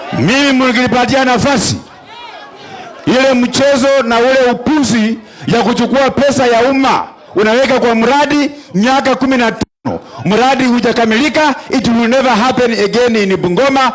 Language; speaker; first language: Swahili; non-native, local second language; Luyia